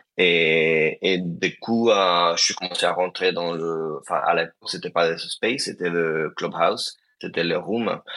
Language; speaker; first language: French; non-native, fluent; Spanish